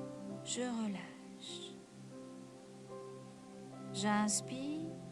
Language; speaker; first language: French; native; French